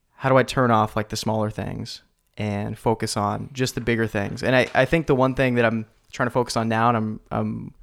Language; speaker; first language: English; native; English